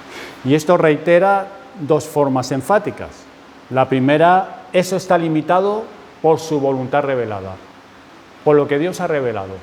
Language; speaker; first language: Spanish; native; Spanish